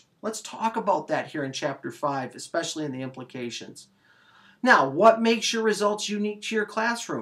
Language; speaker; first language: English; native; English